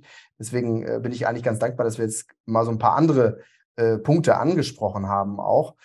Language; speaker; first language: German; native; German